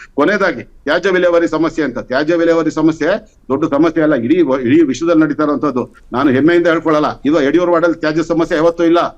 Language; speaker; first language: Kannada; native; Kannada